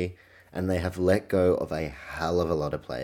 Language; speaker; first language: English; native; English